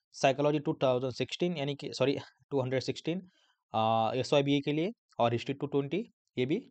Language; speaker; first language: Hindi; non-native, local second language; Marathi